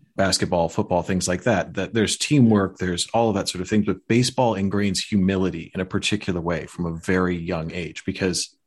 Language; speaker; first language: English; native; English